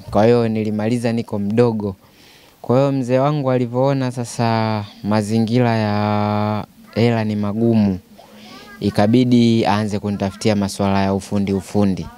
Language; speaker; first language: Swahili; native; Swahili